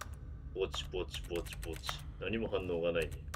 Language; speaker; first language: Japanese; native; Japanese